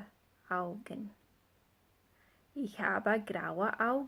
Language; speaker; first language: German; non-native, fluent; English